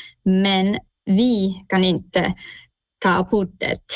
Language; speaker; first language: Swedish; non-native, local second language; Finnish